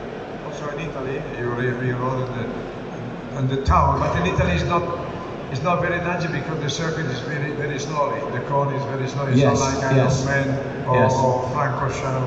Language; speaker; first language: English; non-native, learner; Italian